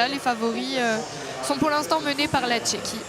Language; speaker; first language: French; native; French